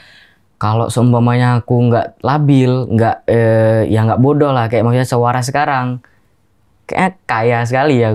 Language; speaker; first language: Indonesian; non-native, local second language; Javanese